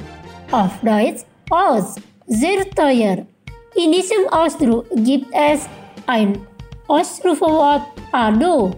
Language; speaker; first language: German; non-native, fluent; Indonesian